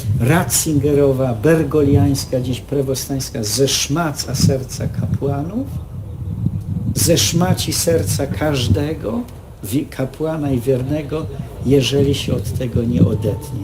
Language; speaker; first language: Polish; native; Polish